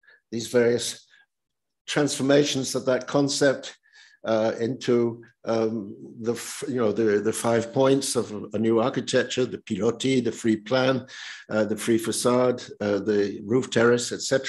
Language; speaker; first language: English; native; English